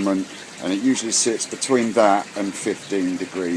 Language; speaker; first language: English; native; English